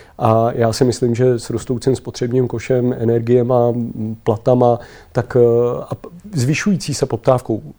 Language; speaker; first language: Czech; native; Czech